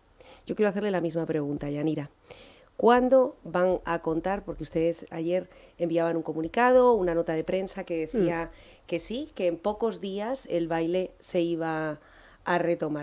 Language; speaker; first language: Spanish; native; Spanish